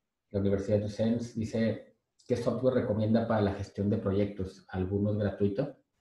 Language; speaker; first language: Spanish; native; Spanish